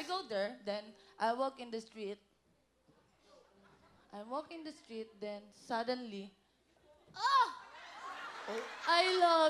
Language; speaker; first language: English; non-native, local second language; Filipino